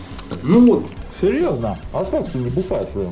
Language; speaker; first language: Russian; native; Russian